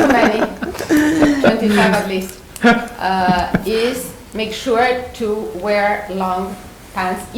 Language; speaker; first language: English; non-native, fluent; Spanish